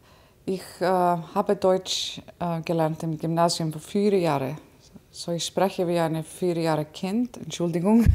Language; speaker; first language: German; non-native, learner; Icelandic